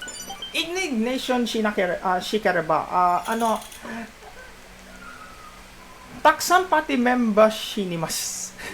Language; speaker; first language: Japanese; non-native, learner; Filipino